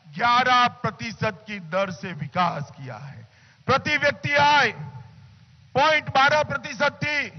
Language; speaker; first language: Hindi; non-native, local second language; Gujarati